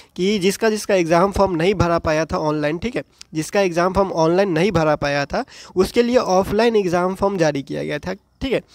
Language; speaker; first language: Hindi; native; Hindi